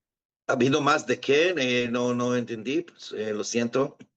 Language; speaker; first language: Spanish; non-native, fluent; Hebrew